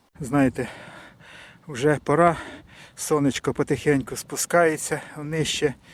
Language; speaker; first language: Ukrainian; non-native, local second language; Russian